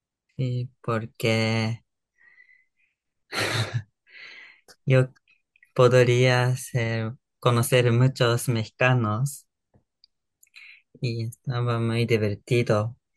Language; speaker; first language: Spanish; non-native, learner; Japanese